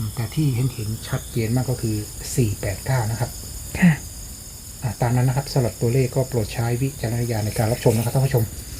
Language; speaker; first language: Thai; native; Thai